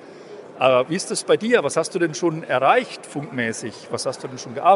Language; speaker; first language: German; native; German